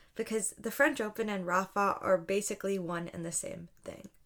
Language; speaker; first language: English; native; English